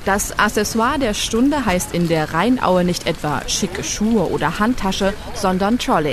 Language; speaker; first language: German; native; German